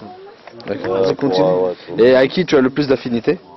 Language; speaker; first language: French; native; French